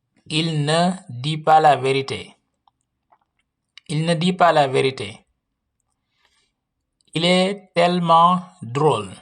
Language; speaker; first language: French; non-native, local second language; Wolof